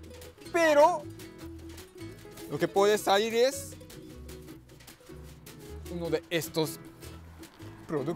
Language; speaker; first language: Spanish; non-native, fluent; Japanese